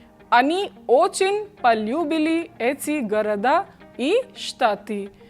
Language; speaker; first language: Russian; non-native, fluent; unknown